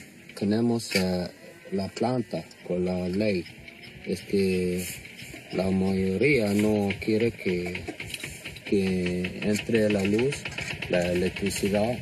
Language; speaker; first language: Spanish; non-native, local second language; Plautdietsch